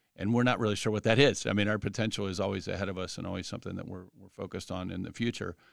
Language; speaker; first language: English; native; English